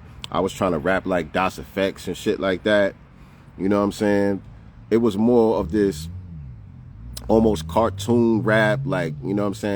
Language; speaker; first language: English; native; English